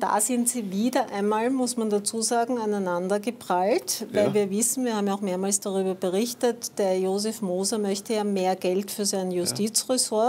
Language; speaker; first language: German; native; German